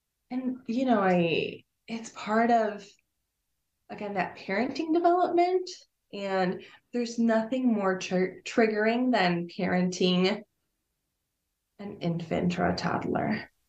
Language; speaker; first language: English; early bilingual, other home language; Spanish